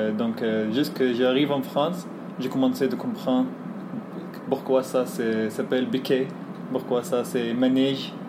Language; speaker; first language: French; non-native, learner; Arabic